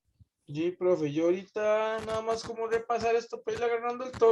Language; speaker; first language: Spanish; native; Spanish